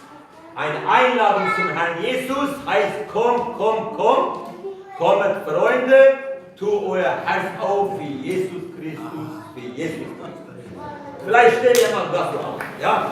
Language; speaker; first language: German; non-native, fluent; Kurdish